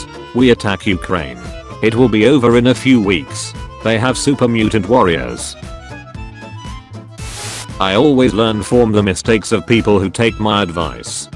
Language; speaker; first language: English; native; English